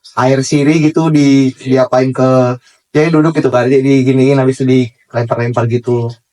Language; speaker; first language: Indonesian; native; Indonesian